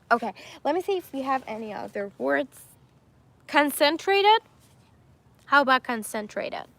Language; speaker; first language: English; non-native, fluent; Persian